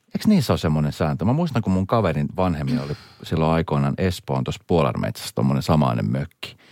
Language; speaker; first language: Finnish; early bilingual, other home language; Swedish